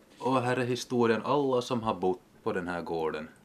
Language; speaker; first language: Swedish; non-native, local second language; Finnish